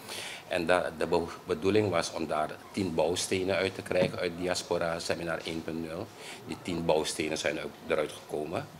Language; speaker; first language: Dutch; native; Dutch